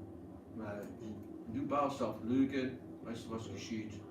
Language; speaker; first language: German; early bilingual, heritage; English